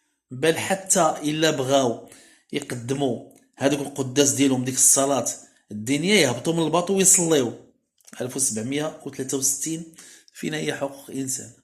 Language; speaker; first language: Arabic; native; Arabic